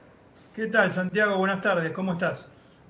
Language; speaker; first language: Spanish; native; Spanish